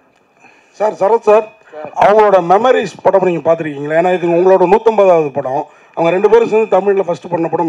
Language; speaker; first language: Tamil; native; Tamil